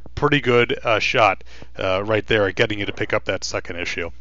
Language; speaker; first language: English; native; English